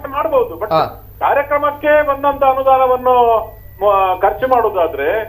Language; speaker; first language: Kannada; non-native, local second language; Tulu